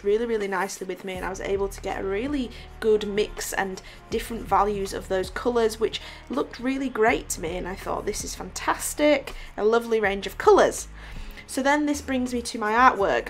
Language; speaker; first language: English; native; English